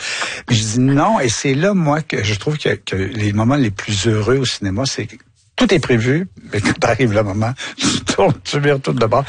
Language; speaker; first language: French; native; French